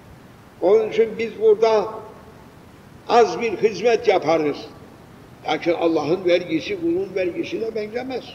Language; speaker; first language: Turkish; native; Turkish